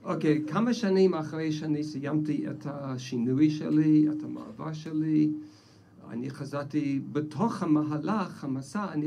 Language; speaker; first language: Hebrew; non-native, fluent; English